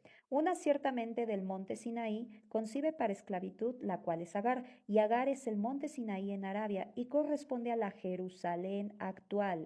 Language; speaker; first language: Spanish; native; Spanish